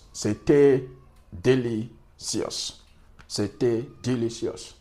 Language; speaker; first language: French; non-native, learner; English